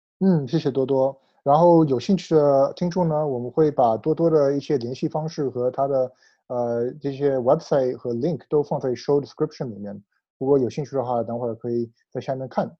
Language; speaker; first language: Chinese; early bilingual, heritage; Chinese